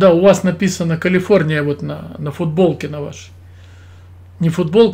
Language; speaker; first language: Russian; native; Russian